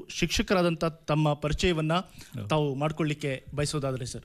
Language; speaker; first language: Kannada; native; Kannada